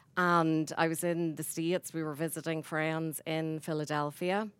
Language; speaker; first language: English; native; English